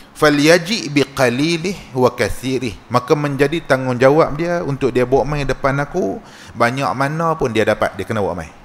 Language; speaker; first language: Malay; native; Malay